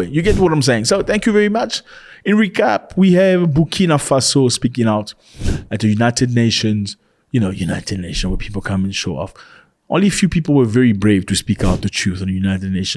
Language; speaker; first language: English; non-native, fluent; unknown